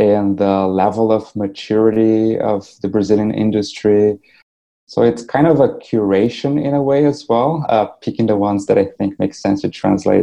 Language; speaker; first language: English; non-native, fluent; Portuguese